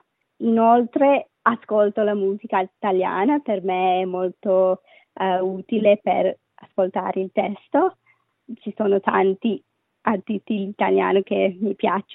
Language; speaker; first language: Italian; non-native, fluent; Sinhala